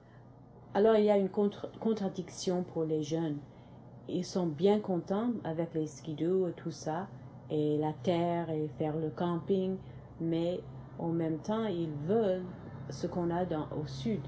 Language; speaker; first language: French; non-native, local second language; English